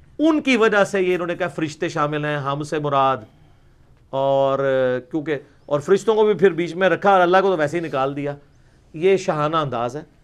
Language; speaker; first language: Urdu; non-native, local second language; Punjabi